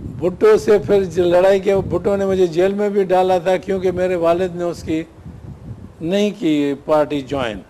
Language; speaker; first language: Urdu; non-native, local second language; Sindhi